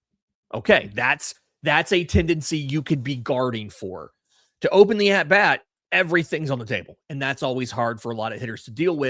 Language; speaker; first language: English; native; English